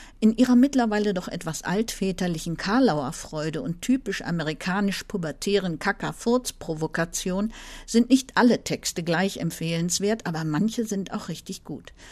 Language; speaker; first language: German; native; German